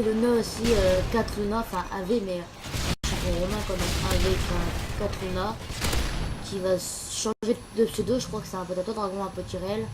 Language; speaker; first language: French; native; French